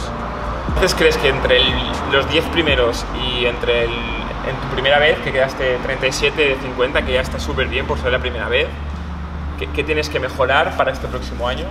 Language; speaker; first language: Spanish; native; Spanish